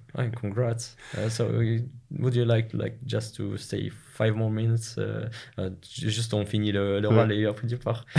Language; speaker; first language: French; non-native, fluent; Russian